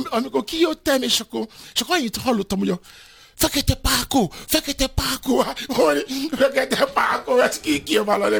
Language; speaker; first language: Hungarian; non-native, fluent; Yoruba